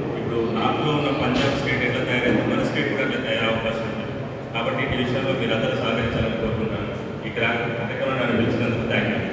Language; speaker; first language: Telugu; native; Telugu